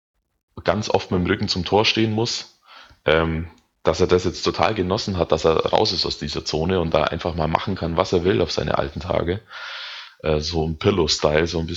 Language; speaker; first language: German; native; German